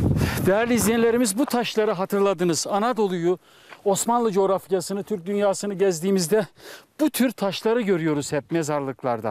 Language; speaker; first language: Turkish; native; Turkish